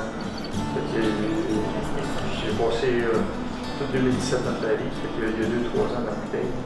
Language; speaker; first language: French; native; French